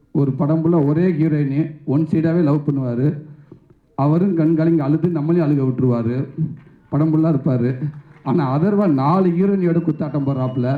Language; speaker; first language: Tamil; native; Tamil